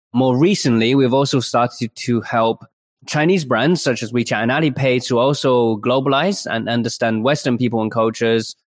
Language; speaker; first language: English; early bilingual, other home language; Chinese